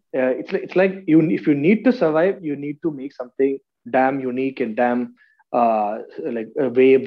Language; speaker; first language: English; non-native, local second language; Malayalam